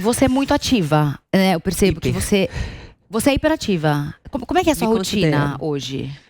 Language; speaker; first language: Portuguese; native; Portuguese